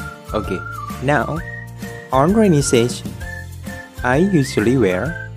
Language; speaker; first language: English; non-native, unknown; Indonesian